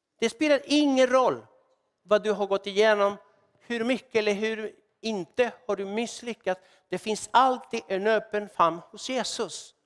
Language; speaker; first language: Swedish; non-native, fluent; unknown